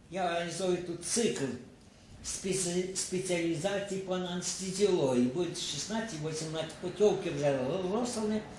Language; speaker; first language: Russian; non-native, local second language; Ukrainian